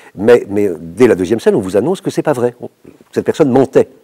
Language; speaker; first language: French; native; French